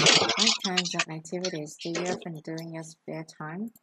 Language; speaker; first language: English; non-native, fluent; Vietnamese